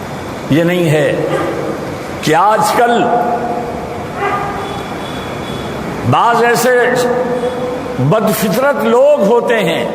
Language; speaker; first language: Urdu; native; Urdu